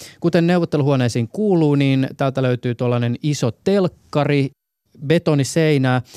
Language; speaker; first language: Finnish; native; Finnish